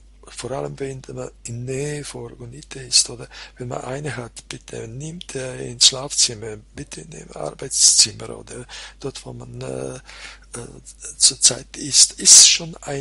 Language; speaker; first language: German; non-native, fluent; Croatian